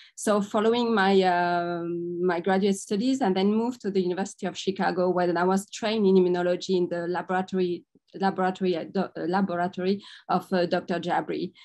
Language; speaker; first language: English; non-native, fluent; French